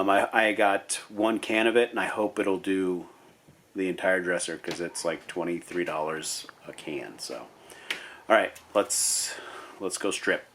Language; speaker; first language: English; native; English